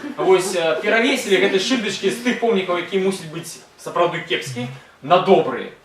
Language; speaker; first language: Belarusian; non-native, local second language; Russian